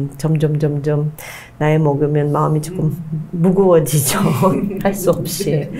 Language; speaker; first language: Korean; non-native, fluent; English